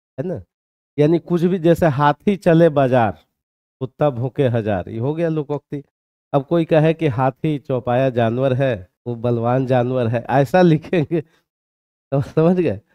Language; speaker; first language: Hindi; native; Hindi